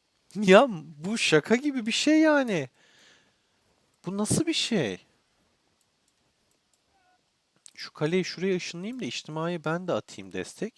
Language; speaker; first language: Turkish; native; Turkish